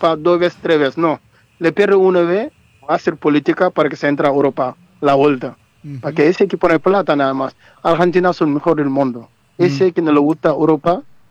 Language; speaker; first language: Spanish; non-native, learner; Wolof